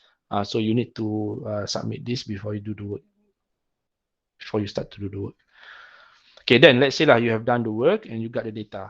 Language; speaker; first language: English; non-native, local second language; Malay